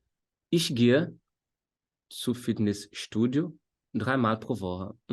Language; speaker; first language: German; non-native, fluent; Portuguese